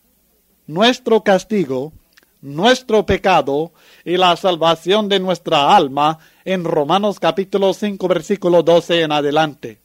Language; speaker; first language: Spanish; native; Spanish